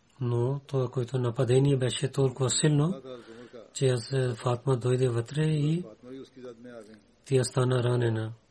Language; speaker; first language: Bulgarian; non-native, learner; Urdu